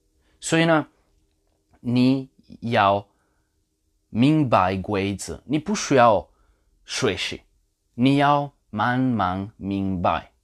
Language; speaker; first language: Chinese; non-native, learner; Polish